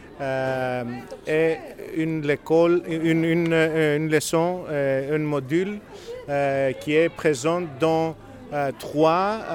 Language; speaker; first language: French; non-native, learner; Greek